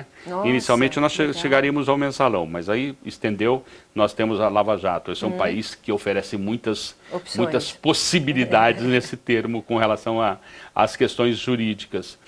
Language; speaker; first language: Portuguese; native; Portuguese